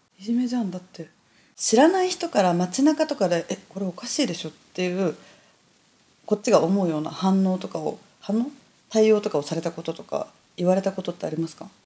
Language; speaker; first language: Japanese; native; Japanese